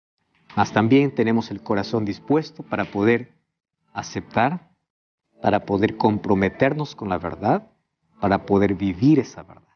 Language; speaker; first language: Spanish; native; Spanish